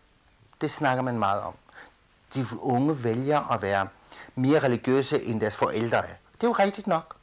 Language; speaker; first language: Danish; early bilingual, other home language; Kurdish